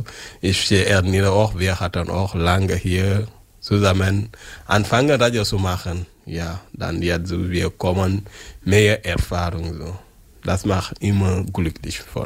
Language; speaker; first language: German; non-native, learner; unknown